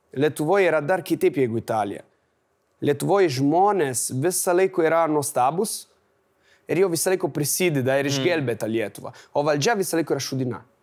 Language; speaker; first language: Lithuanian; non-native, fluent; Italian